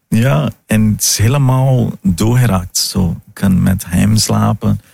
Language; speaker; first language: Dutch; non-native, fluent; Italian